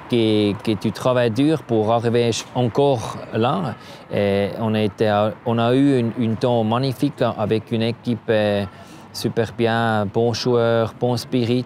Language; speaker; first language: French; non-native, learner; German